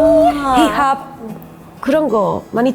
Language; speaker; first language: Korean; non-native, learner; Spanish